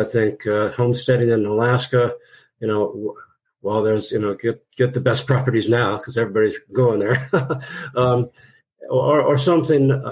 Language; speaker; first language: English; native; English